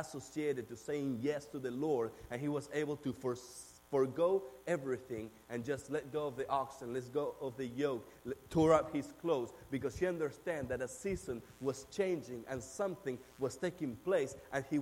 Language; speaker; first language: English; non-native, fluent; Spanish